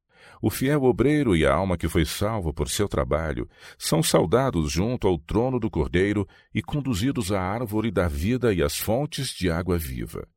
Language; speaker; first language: Portuguese; native; Portuguese